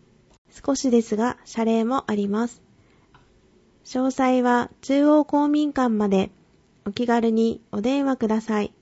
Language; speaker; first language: Japanese; native; Japanese